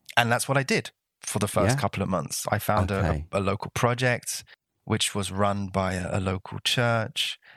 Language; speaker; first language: English; native; English